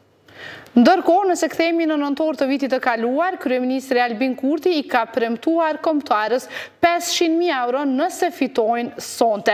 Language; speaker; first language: Albanian; native; Albanian